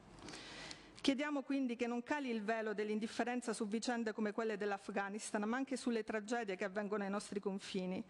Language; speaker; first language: Italian; native; Italian